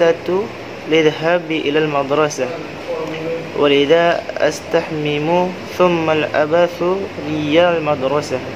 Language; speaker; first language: Arabic; non-native, learner; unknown